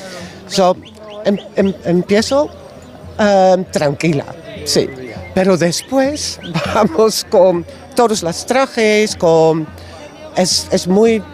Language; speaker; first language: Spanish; non-native, learner; Dutch